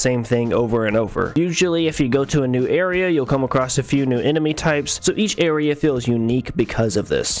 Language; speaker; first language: English; native; English